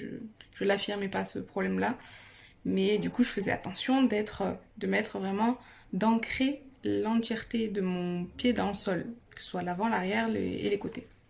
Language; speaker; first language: French; native; French